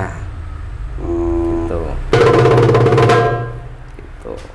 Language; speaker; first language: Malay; non-native, local second language; Javanese